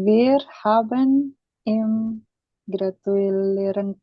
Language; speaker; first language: German; non-native, learner; Indonesian